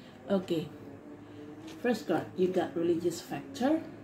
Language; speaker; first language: English; non-native, fluent; Indonesian